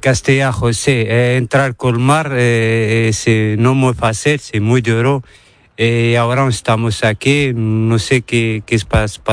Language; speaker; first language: Spanish; non-native, learner; Arabic